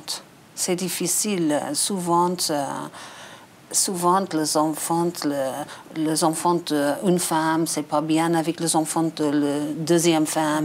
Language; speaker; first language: French; non-native, learner; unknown